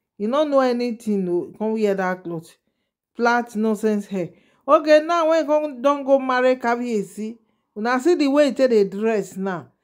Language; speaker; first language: Nigerian Pidgin; native; Nigerian Pidgin